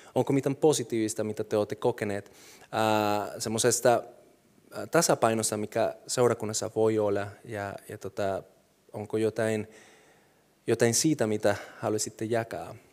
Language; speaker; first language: Finnish; non-native, fluent; Spanish